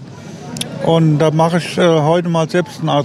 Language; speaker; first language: German; native; German